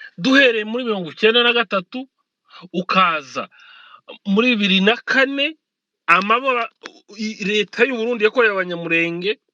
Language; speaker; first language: Kinyarwanda; native; Kinyarwanda